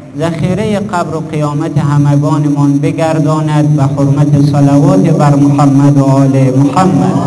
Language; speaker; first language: Persian; native; Persian